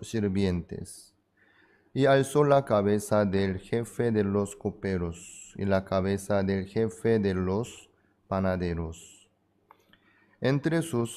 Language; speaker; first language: Spanish; non-native, fluent; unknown